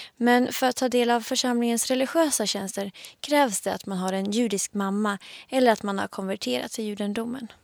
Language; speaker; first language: Swedish; native; Swedish